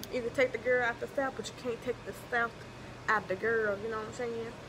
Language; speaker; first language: English; native; English